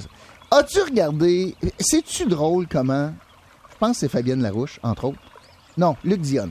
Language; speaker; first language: French; native; French